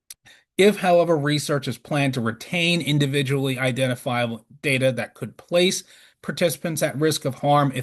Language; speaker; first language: English; native; English